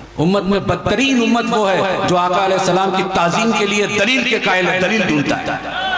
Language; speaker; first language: Hindi; non-native, fluent; Chinese